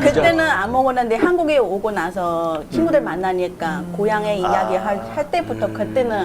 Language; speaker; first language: Korean; non-native, fluent; Chinese